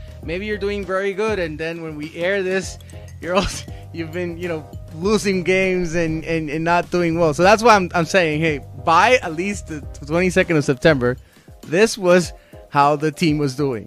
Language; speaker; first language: English; non-native, local second language; Spanish